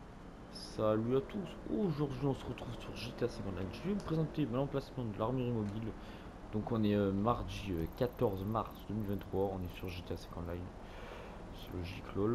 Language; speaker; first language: French; native; French